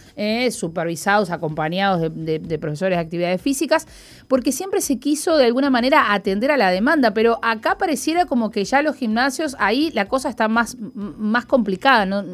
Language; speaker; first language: Spanish; native; Spanish